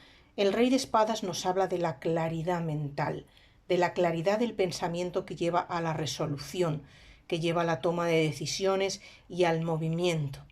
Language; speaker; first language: Spanish; native; Spanish